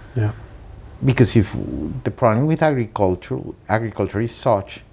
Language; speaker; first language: English; non-native, fluent; Spanish